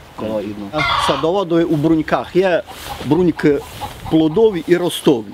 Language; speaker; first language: Ukrainian; native; Ukrainian